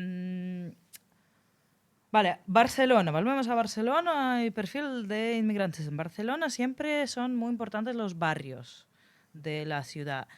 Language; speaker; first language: Spanish; non-native, fluent; Russian